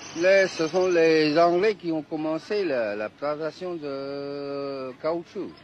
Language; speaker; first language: French; non-native, fluent; Chinese